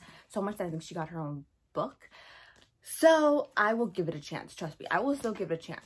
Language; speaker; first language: English; native; English